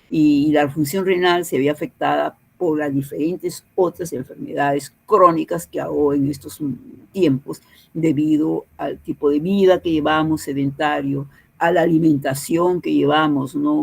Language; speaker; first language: Spanish; native; Spanish